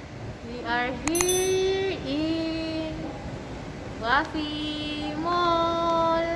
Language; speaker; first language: English; non-native, local second language; Filipino